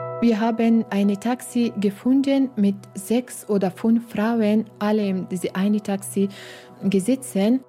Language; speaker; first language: German; non-native, learner; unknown